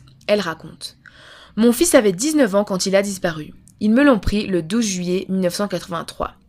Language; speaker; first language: French; native; French